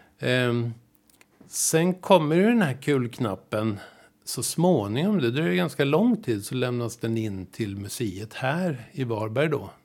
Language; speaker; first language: Swedish; native; Swedish